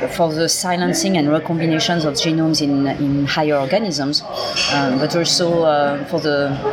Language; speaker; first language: English; non-native, fluent; French